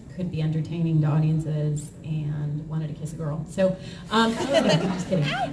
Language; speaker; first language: English; native; English